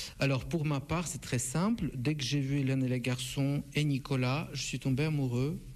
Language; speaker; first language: French; non-native, fluent; Russian